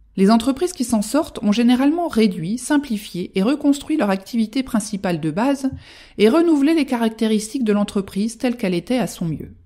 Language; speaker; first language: French; native; French